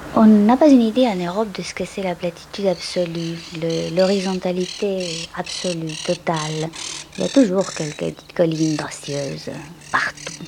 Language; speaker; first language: French; non-native, fluent; Spanish